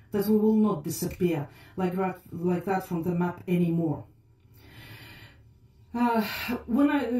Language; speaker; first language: English; non-native, fluent; Estonian